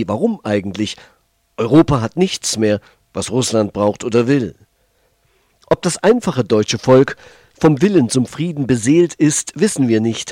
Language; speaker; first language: German; native; German